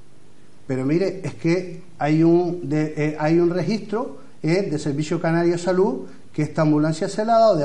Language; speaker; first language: Spanish; native; Spanish